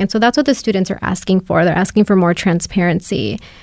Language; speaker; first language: English; early bilingual, other home language; Spanish